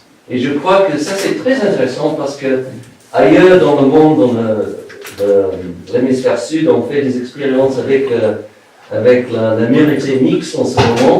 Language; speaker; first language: French; non-native, fluent; English